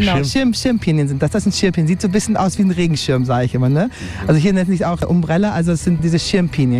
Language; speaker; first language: German; native; German